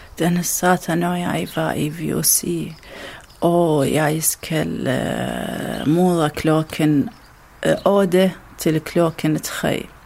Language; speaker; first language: Danish; non-native, learner; Arabic